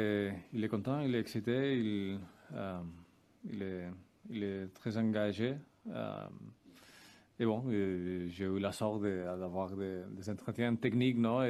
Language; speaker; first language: French; non-native, fluent; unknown